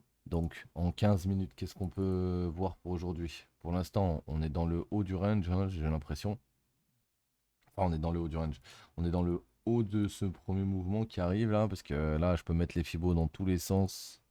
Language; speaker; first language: French; native; French